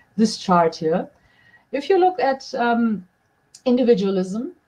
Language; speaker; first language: English; non-native, fluent; German